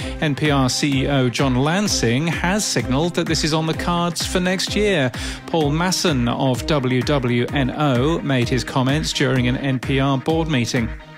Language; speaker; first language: English; native; English